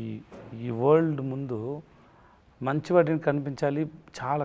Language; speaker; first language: Telugu; non-native, learner; Tamil